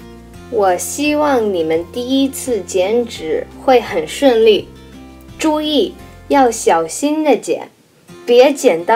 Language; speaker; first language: Chinese; non-native, learner; English